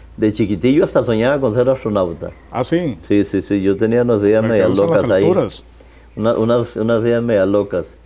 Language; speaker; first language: Spanish; native; Spanish